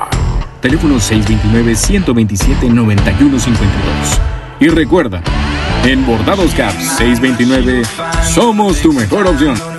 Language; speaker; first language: Spanish; native; Spanish